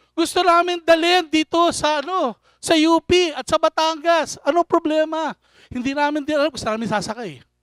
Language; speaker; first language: Filipino; native; Filipino